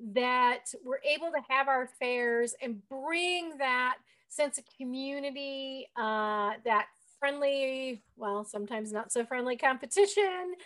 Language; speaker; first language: English; native; English